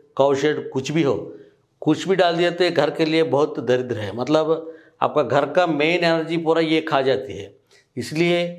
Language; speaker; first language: Hindi; non-native, local second language; Telugu